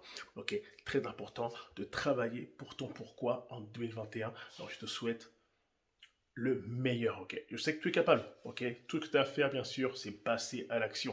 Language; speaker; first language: French; native; French